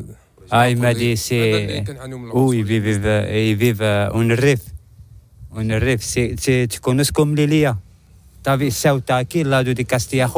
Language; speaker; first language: Spanish; non-native, learner; Arabic